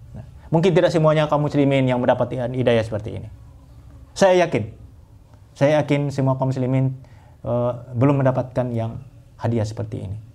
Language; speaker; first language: Indonesian; non-native, local second language; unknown